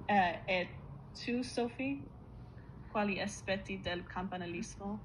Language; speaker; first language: Italian; non-native, learner; English